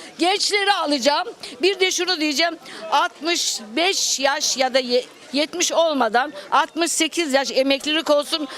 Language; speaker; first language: Turkish; native; Turkish